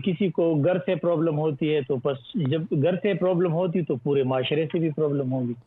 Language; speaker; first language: Urdu; non-native, local second language; Pashto